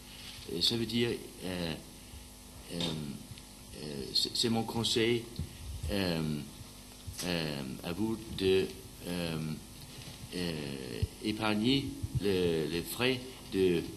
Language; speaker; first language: French; non-native, learner; Danish